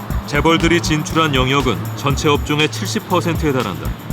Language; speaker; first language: Korean; native; Korean